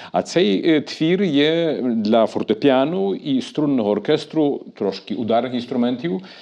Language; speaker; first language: Ukrainian; early bilingual, heritage; Ukrainian